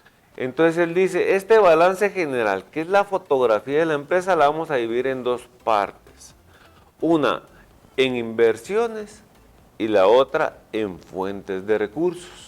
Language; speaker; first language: Spanish; native; Spanish